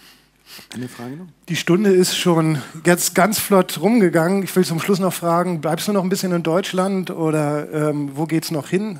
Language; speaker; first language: German; native; German